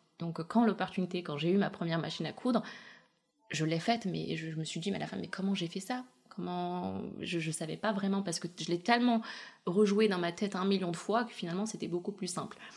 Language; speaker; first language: French; early bilingual, other home language; Russian